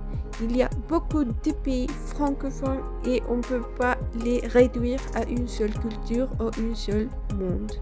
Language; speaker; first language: French; non-native, fluent; Spanish